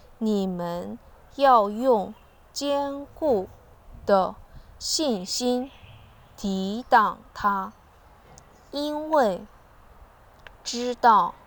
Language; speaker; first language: Chinese; non-native, learner; Korean